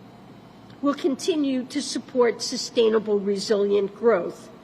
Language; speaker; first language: English; native; English